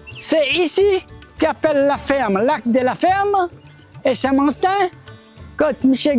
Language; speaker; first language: French; non-native, local second language; Morisyen